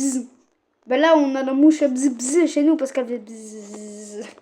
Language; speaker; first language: French; native; French